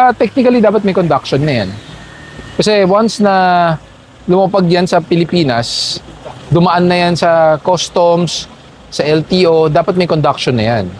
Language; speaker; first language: Filipino; native; Filipino